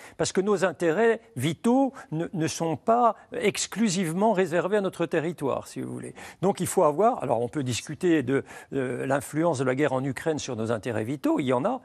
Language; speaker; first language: French; native; French